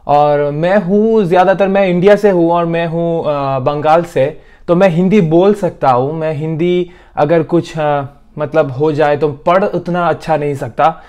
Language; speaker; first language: Hindi; non-native, local second language; Bangla